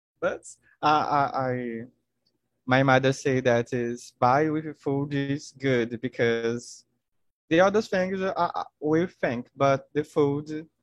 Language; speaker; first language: English; non-native, learner; Portuguese